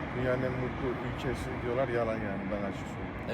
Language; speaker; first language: Turkish; early bilingual, heritage; Finnish